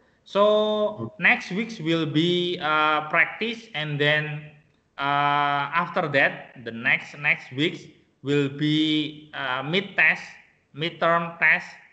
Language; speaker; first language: English; non-native, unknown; Indonesian